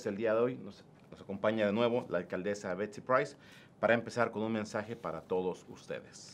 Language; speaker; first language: Spanish; native; Spanish